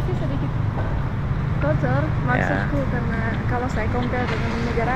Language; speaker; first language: Indonesian; non-native, fluent; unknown